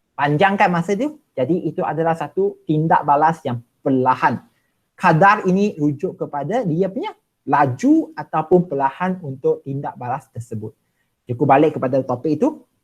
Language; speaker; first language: Malay; non-native, local second language; Chinese